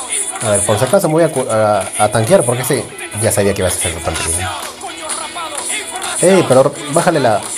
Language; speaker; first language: Spanish; native; Spanish